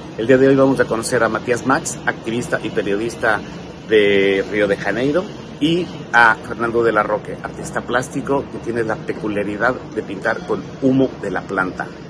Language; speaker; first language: Spanish; native; Spanish